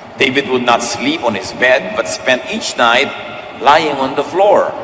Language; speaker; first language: English; non-native, local second language; Filipino